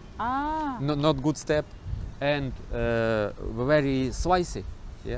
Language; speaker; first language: English; non-native, learner; Ukrainian